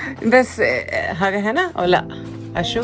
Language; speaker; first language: Arabic; non-native, learner; English